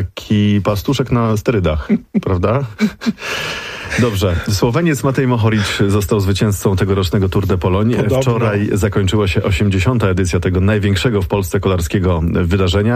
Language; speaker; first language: Polish; native; Polish